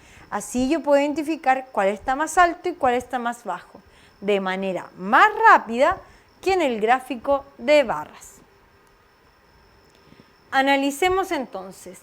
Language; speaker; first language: Spanish; native; Spanish